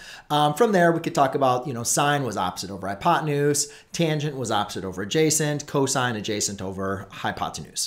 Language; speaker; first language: English; native; English